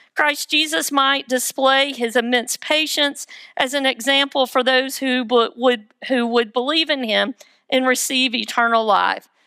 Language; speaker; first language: English; native; English